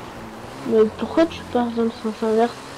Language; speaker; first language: French; native; French